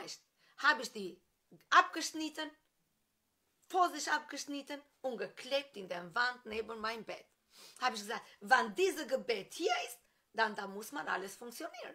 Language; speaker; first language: German; non-native, fluent; Albanian